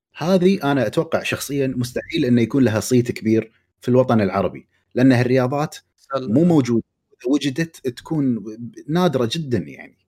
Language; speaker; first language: Arabic; native; Arabic